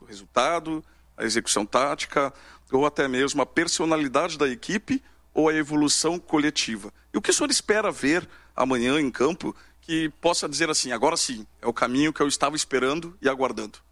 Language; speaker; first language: Portuguese; native; Portuguese